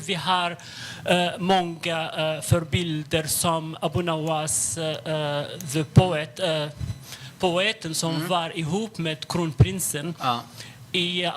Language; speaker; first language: Swedish; non-native, fluent; Arabic